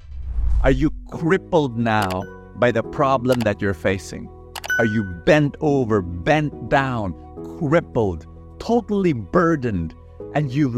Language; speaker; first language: English; non-native, local second language; Filipino